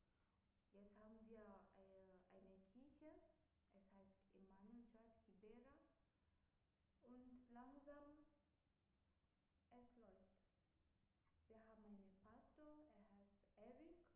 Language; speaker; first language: German; non-native, learner; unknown